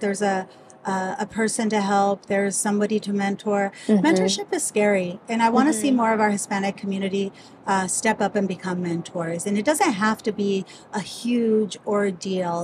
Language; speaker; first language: English; early bilingual, other home language; Spanish